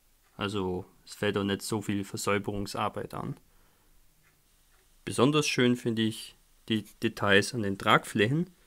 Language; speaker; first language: German; native; German